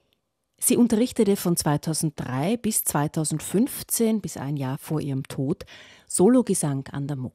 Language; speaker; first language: German; native; German